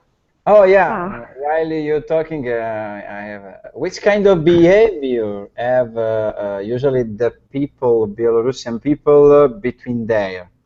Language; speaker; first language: English; non-native, learner; Italian